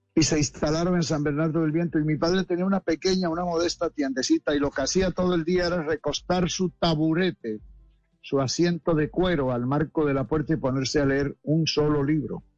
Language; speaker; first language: Spanish; native; Spanish